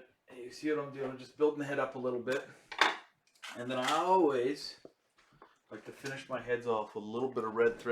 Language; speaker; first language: English; native; English